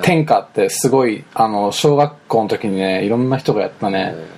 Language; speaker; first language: Japanese; early bilingual, heritage; Japanese